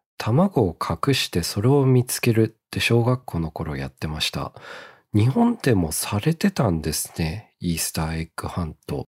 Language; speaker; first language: Japanese; early bilingual, heritage; Japanese